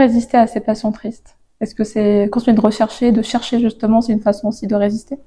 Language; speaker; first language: French; native; French